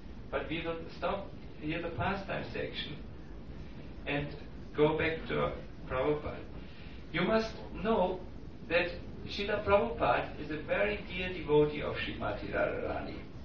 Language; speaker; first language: English; non-native, fluent; German